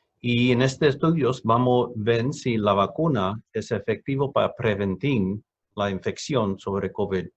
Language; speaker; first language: Spanish; non-native, fluent; English